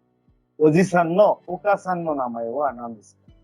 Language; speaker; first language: Japanese; non-native, fluent; Bangla